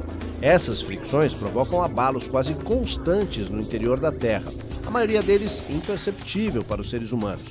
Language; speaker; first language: Portuguese; native; Portuguese